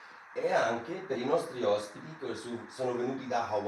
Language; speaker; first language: Italian; non-native, fluent; English